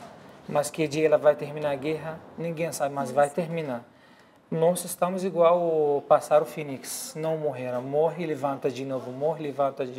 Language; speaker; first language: Portuguese; non-native, learner; Arabic